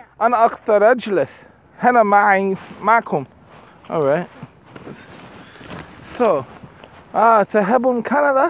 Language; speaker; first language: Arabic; non-native, learner; English